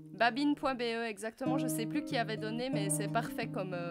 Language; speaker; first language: French; native; French